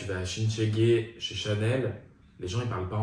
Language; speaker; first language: French; native; French